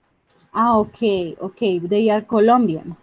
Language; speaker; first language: English; non-native, fluent; Spanish